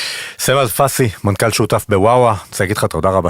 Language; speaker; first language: Hebrew; native; Hebrew